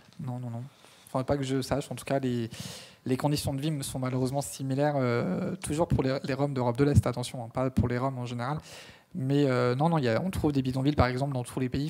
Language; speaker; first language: French; native; French